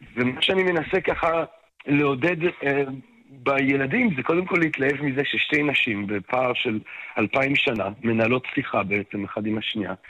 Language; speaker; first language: Hebrew; non-native, fluent; French